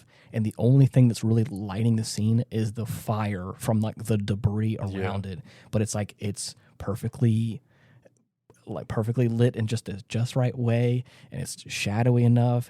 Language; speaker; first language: English; native; English